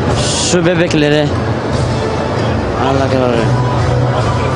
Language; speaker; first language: Turkish; non-native, learner; Kyrgyz